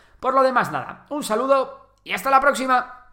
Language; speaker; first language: Spanish; native; Spanish